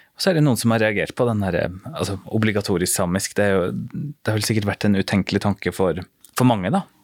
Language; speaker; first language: Norwegian; native; Norwegian